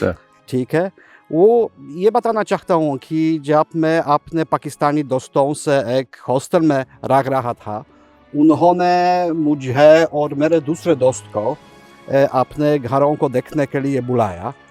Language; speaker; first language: Hindi; non-native, fluent; Polish